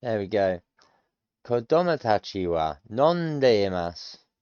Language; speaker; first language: Japanese; non-native, learner; English